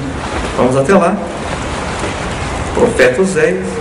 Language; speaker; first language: Portuguese; native; Portuguese